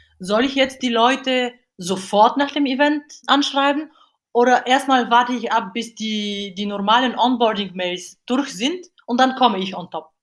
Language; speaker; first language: German; non-native, fluent; Bulgarian